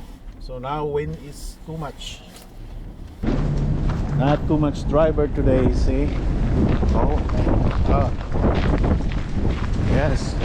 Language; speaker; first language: English; non-native, local second language; Filipino